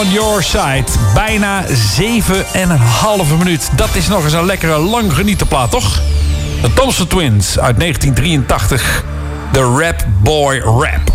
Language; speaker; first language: Dutch; native; Dutch